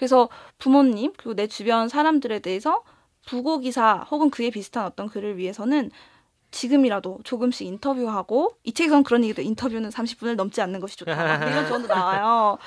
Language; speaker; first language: Korean; native; Korean